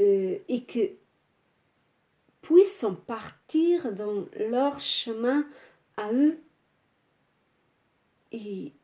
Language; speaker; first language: French; non-native, fluent; Portuguese